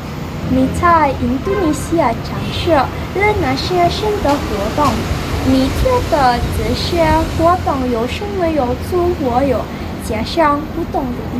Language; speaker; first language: Chinese; non-native, learner; Indonesian